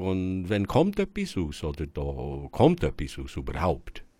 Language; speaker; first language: German; non-native, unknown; English